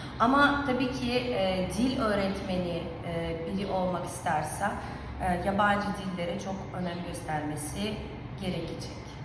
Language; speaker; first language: Turkish; non-native, fluent; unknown